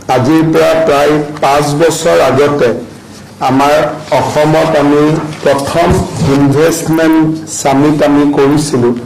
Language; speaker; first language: Assamese; native; Assamese